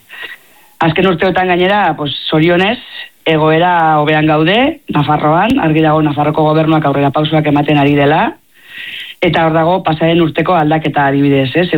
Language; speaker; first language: Basque; non-native, local second language; Spanish